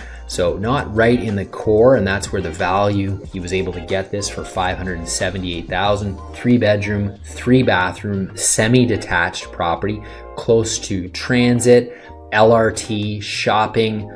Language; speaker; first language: English; native; English